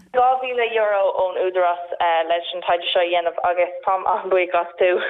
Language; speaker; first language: Irish; non-native, local second language; English